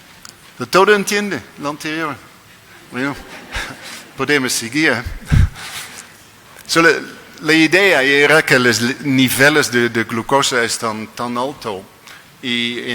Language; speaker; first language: Spanish; non-native, learner; Dutch